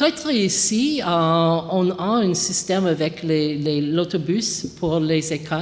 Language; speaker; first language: French; non-native, local second language; English